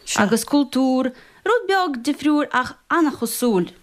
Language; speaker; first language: Irish; non-native, fluent; Russian